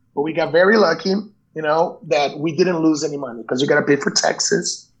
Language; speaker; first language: English; non-native, fluent; Portuguese